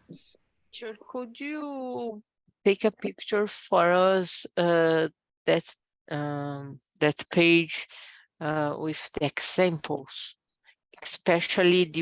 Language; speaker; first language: English; non-native, learner; Portuguese